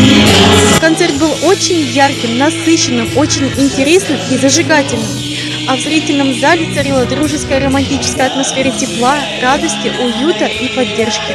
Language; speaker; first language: Russian; native; Russian